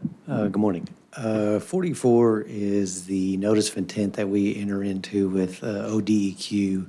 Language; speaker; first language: English; native; English